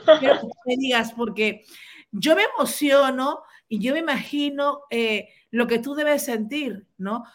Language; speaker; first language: Spanish; native; Spanish